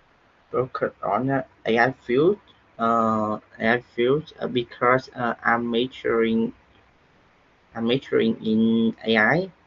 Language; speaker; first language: English; non-native, learner; Vietnamese